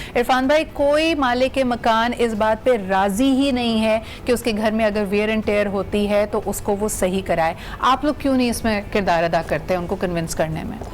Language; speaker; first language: Urdu; native; Urdu